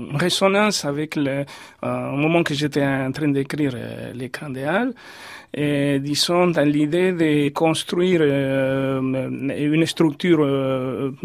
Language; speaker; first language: French; non-native, fluent; Spanish